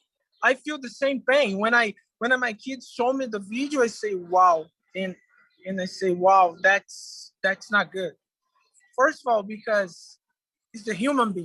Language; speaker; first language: English; non-native, learner; Portuguese